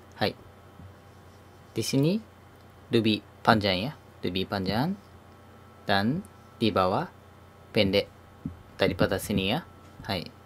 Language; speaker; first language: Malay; non-native, learner; Japanese